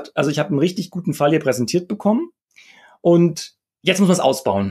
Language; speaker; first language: German; native; German